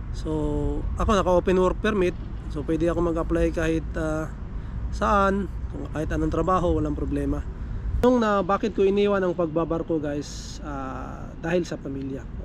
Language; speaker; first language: Filipino; native; Filipino